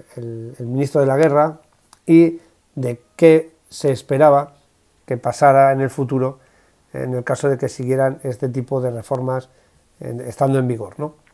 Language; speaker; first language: Spanish; native; Spanish